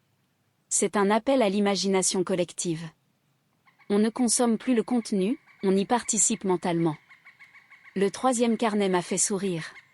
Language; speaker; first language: French; native; French